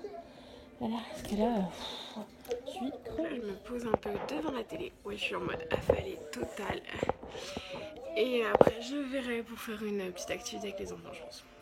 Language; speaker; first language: French; native; French